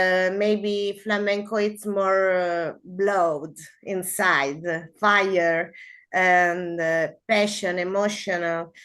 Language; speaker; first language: English; non-native, learner; Spanish